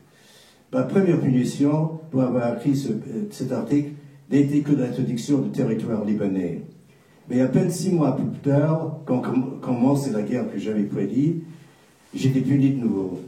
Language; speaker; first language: French; non-native, fluent; English